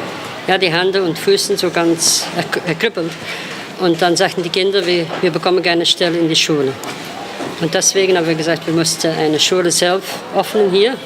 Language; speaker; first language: German; non-native, fluent; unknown